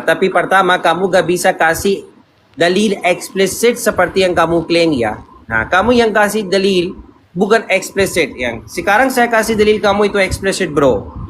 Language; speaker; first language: Indonesian; non-native, learner; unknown